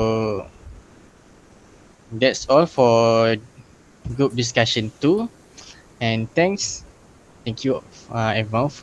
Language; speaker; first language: English; non-native, local second language; Malay